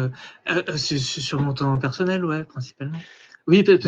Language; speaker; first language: French; native; French